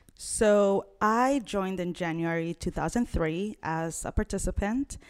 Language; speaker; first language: English; early bilingual, other home language; Spanish